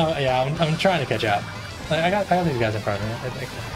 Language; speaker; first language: English; native; English